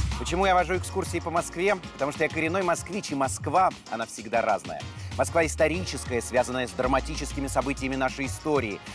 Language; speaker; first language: Russian; native; Russian